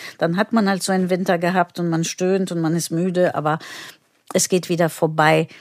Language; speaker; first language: German; non-native, fluent; Turkish